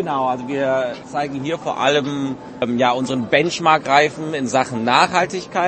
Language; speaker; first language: German; native; German